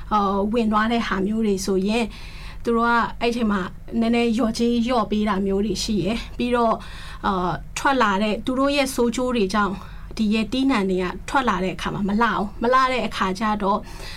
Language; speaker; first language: Burmese; non-native, local second language; Shan